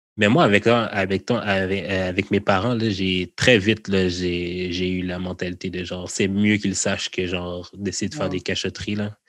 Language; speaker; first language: French; native; French